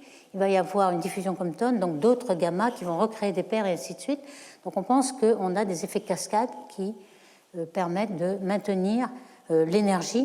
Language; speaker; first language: French; native; French